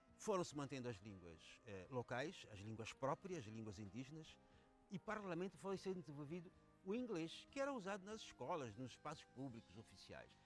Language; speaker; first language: Portuguese; non-native, local second language; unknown